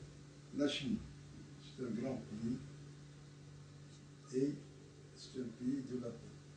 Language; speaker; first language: French; non-native, learner; Arabic